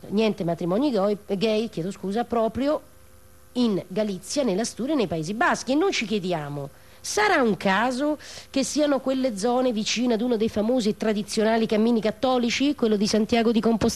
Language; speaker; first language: Italian; native; Italian